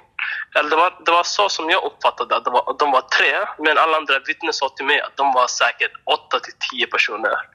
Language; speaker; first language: Swedish; non-native, fluent; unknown